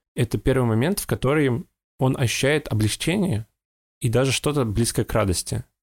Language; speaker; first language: Russian; native; Russian